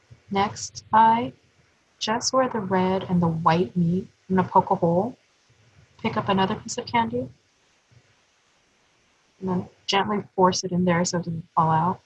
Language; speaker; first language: English; native; English